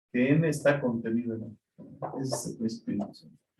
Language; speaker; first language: Spanish; native; Spanish